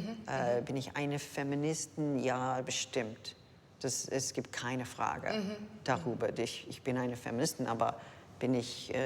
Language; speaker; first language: German; non-native, learner; English